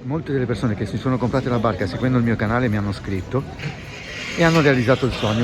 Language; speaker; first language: Italian; native; Italian